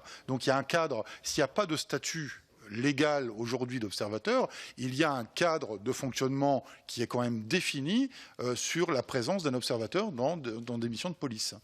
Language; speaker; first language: French; native; French